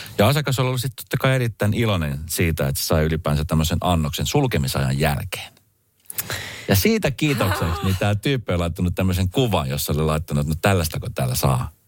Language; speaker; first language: Finnish; early bilingual, other home language; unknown